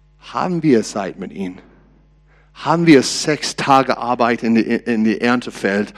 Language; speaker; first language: German; non-native, learner; English